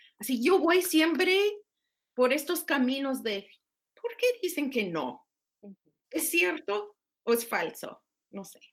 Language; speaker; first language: Spanish; non-native, fluent; English